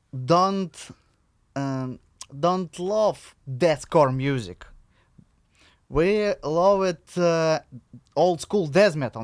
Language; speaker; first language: English; non-native, learner; Russian